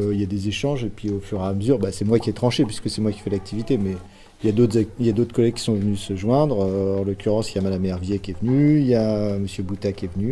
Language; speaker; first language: French; native; French